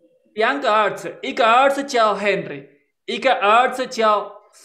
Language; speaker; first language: Chinese; non-native, fluent; Spanish